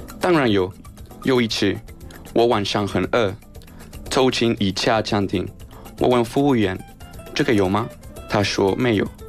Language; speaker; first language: Chinese; non-native, learner; Spanish